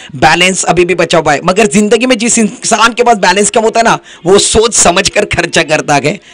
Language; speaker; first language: Hindi; non-native, local second language; Marathi